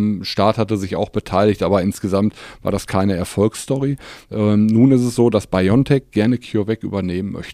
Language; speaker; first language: German; native; German